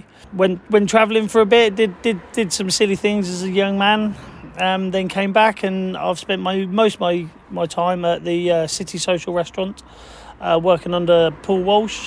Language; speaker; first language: English; native; English